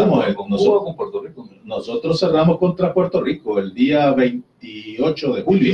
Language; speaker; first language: Spanish; native; Spanish